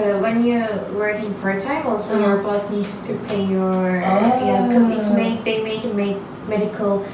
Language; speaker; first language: English; non-native, learner; Turkish